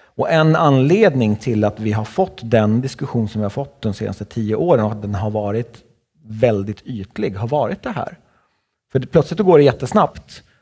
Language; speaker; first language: Swedish; early bilingual, other home language; Czech